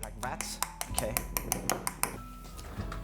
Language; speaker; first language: English; non-native, learner; French